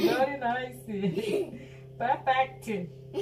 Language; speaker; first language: English; non-native, learner; Portuguese